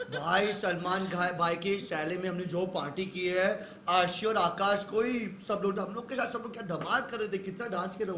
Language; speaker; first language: Hindi; native; Hindi